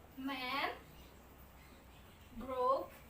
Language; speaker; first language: English; non-native, learner; Indonesian